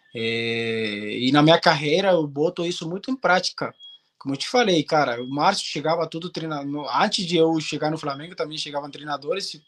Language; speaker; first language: Portuguese; non-native, fluent; Spanish